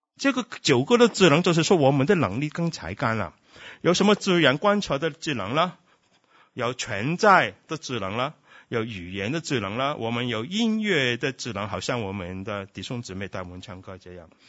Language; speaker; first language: Chinese; non-native, local second language; Cantonese